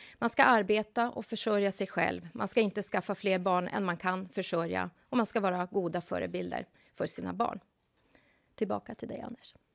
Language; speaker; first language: Swedish; native; Swedish